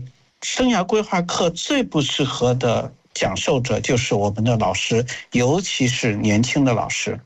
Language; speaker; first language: Chinese; native; Chinese